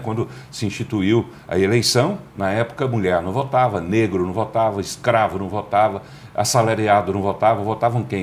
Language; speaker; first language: Portuguese; native; Portuguese